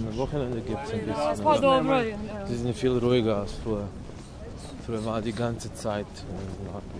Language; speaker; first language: German; non-native, fluent; Serbian